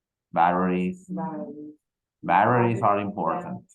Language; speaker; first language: English; non-native, fluent; Spanish